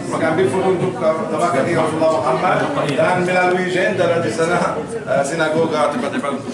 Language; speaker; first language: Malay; non-native, learner; Arabic